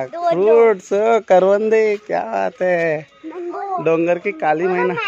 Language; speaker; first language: Hindi; non-native, local second language; Marathi